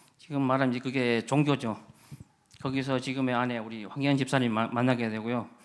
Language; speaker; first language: Korean; native; Korean